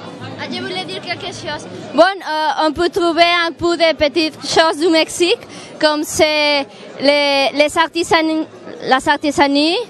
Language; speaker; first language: French; non-native, fluent; Spanish